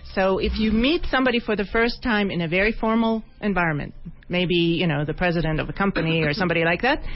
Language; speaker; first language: English; non-native, fluent; Swedish